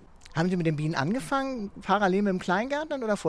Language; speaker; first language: German; native; German